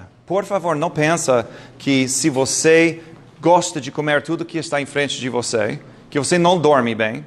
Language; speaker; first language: Portuguese; non-native, fluent; English